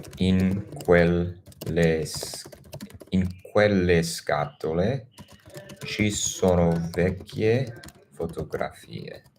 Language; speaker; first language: Italian; non-native, learner; English